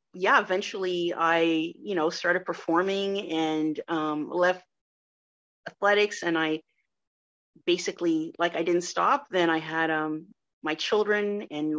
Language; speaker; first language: English; non-native, fluent; French